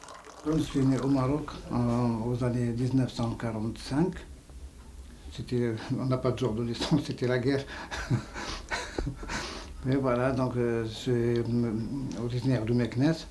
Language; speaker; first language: French; non-native, local second language; Arabic